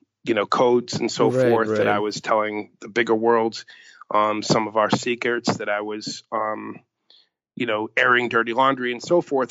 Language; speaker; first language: English; native; English